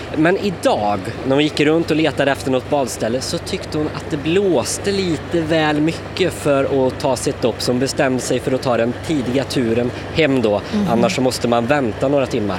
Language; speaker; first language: Swedish; native; Swedish